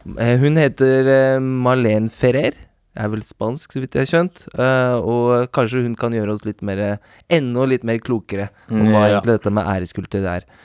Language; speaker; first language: Norwegian; native; Norwegian